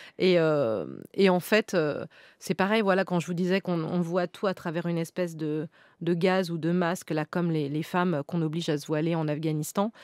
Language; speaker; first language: French; native; French